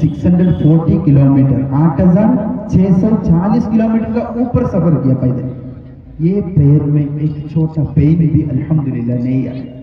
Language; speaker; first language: Hindi; non-native, local second language; Malayalam